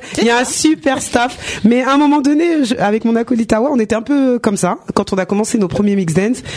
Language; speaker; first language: French; early bilingual, other home language; Wolof